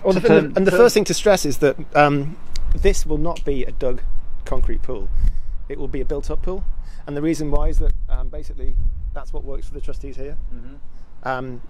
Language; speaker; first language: English; native; English